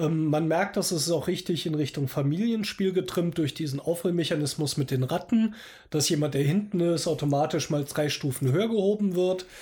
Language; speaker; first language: German; native; German